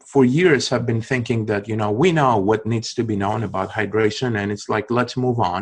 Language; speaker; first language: English; non-native, fluent; Greek